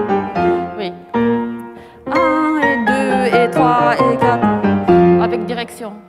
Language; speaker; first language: French; non-native, fluent; Japanese